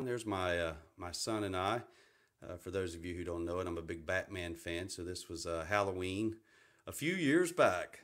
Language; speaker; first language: English; native; English